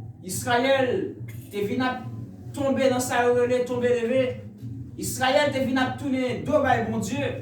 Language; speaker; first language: French; non-native, local second language; Haitian Creole